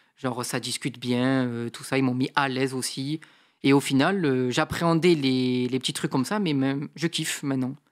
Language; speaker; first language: French; native; French